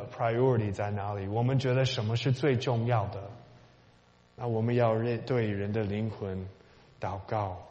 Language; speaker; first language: Chinese; non-native, learner; English